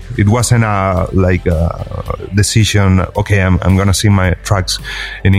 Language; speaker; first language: English; non-native, fluent; Spanish